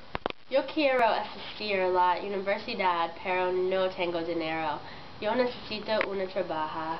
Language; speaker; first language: Spanish; non-native, learner; English